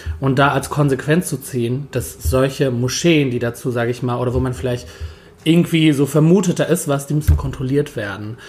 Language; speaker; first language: German; early bilingual, other home language; Turkish